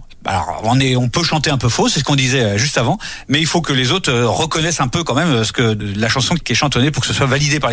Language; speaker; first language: French; native; French